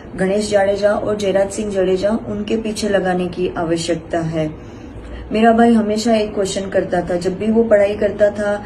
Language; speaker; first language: Hindi; native; Hindi